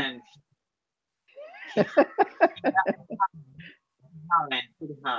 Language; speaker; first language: English; non-native, learner; Spanish